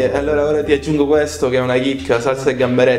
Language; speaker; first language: Italian; native; Italian